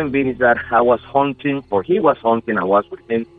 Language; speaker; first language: English; non-native, fluent; Spanish